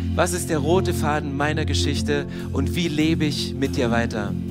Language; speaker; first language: German; native; German